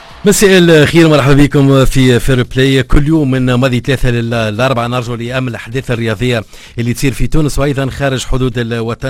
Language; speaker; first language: Arabic; native; Arabic